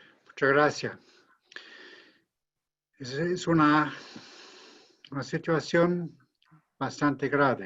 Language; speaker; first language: Spanish; non-native, fluent; English